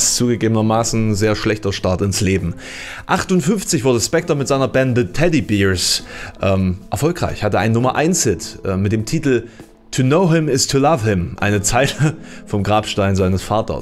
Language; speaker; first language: German; native; German